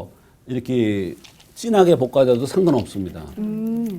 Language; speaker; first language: Korean; native; Korean